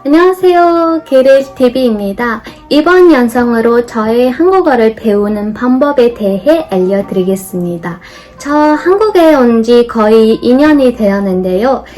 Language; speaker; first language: Korean; non-native, fluent; Mongolian